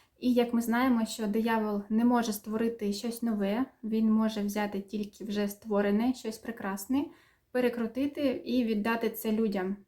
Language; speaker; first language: Ukrainian; native; Ukrainian